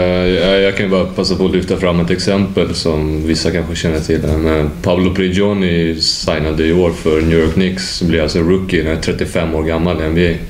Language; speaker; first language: Swedish; native; Swedish